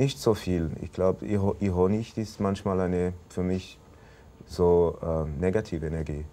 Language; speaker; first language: German; non-native, local second language; French